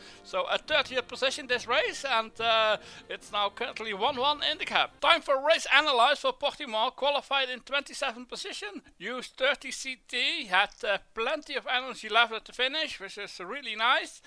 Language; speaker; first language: English; non-native, fluent; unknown